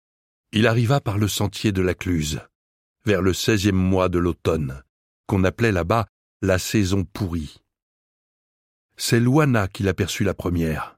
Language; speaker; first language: French; native; French